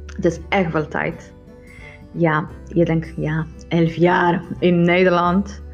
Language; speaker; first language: Dutch; non-native, learner; Polish